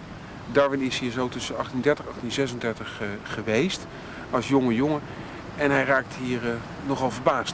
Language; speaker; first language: Dutch; native; Dutch